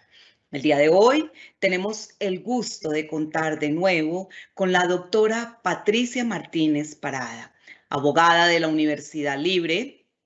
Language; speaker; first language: Spanish; native; Spanish